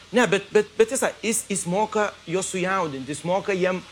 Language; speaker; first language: Lithuanian; early bilingual, heritage; Spanish